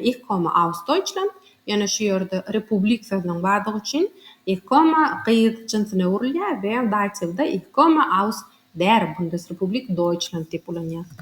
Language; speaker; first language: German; non-native, fluent; Turkmen